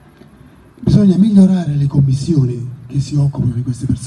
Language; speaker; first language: Italian; native; Italian